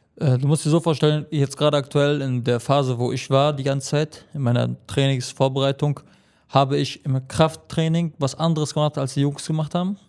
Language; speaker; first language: German; early bilingual, other home language; Chechen